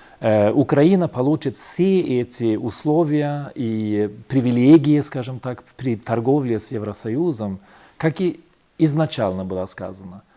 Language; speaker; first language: Russian; non-native, fluent; Swedish